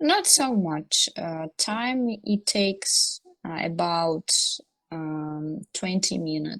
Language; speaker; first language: English; non-native, learner; Russian